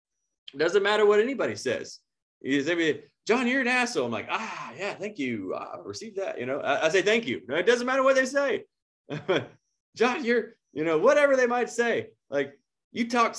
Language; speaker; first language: English; native; English